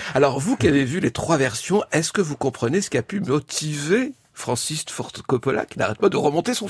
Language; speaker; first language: French; native; French